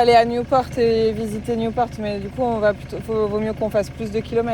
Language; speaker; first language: French; native; French